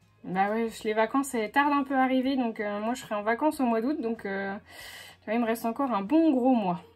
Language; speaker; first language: French; native; French